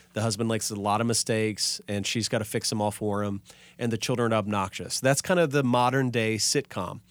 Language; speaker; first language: English; native; English